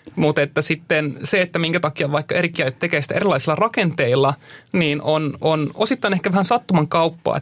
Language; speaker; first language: Finnish; native; Finnish